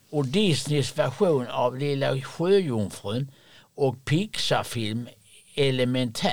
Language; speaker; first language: Swedish; native; Swedish